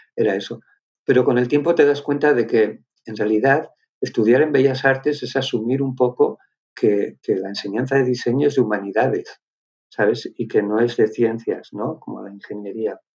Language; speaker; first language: Spanish; native; Spanish